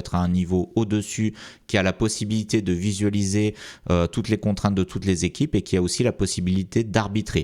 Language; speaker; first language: French; native; French